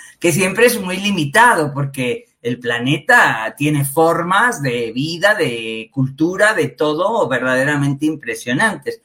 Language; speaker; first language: Spanish; native; Spanish